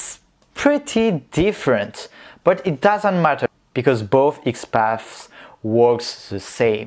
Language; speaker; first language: English; non-native, fluent; French